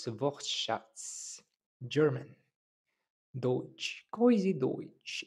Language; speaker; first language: German; non-native, learner; Tatar